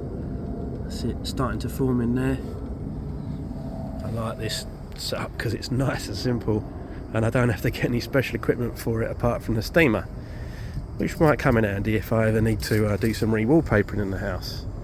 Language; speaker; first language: English; native; English